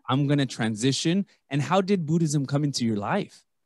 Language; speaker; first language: English; early bilingual, other home language; Spanish